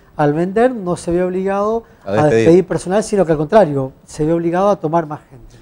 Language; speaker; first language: Spanish; native; Spanish